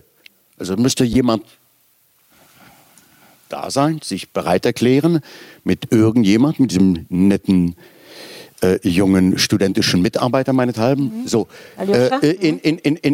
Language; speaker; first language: German; native; German